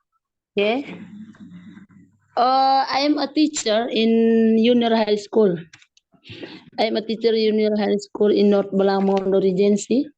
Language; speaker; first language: English; non-native, learner; Indonesian